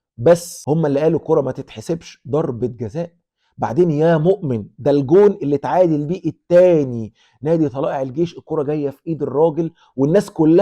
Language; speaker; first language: Arabic; native; Arabic